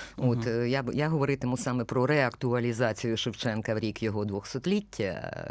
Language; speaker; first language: Ukrainian; native; Ukrainian